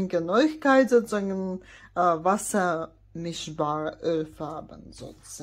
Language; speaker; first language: German; non-native, fluent; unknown